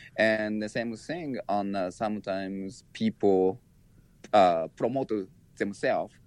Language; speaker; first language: English; non-native, learner; Japanese